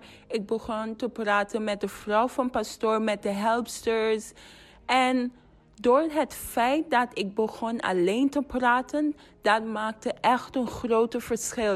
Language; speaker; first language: Dutch; non-native, fluent; English